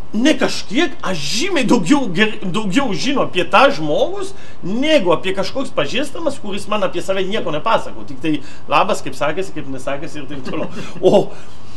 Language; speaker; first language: Lithuanian; non-native, fluent; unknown